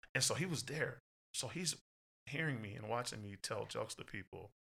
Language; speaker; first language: English; native; English